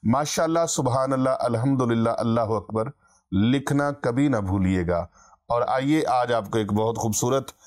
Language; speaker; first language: Urdu; non-native, local second language; Punjabi